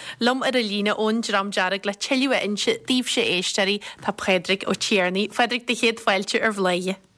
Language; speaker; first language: Irish; native; Irish